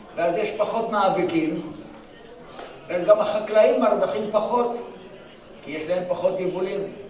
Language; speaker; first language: Hebrew; native; Hebrew